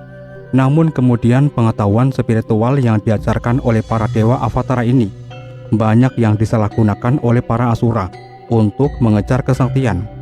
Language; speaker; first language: Indonesian; native; Indonesian